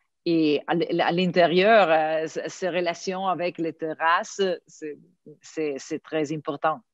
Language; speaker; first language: French; non-native, fluent; Italian